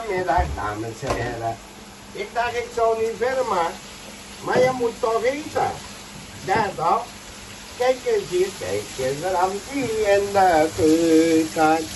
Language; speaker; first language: Dutch; non-native, local second language; Caribbean Hindustani